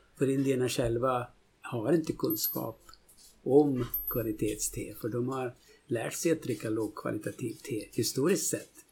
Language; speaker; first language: Swedish; non-native, fluent; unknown